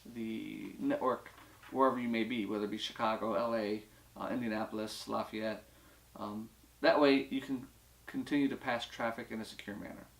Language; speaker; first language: English; native; English